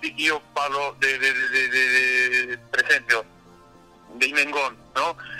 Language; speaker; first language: Italian; non-native, fluent; Spanish